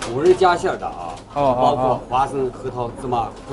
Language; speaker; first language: Chinese; native; Chinese